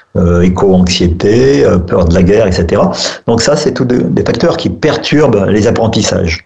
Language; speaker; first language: French; native; French